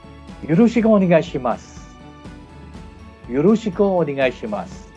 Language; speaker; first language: Japanese; non-native, fluent; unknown